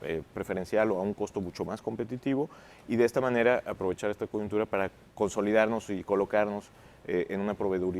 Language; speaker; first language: Spanish; native; Spanish